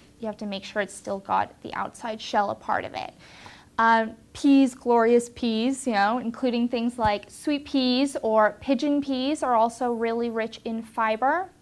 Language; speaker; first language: English; native; English